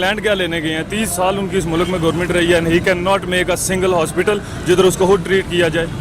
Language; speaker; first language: Urdu; non-native, local second language; Pahari-Potwari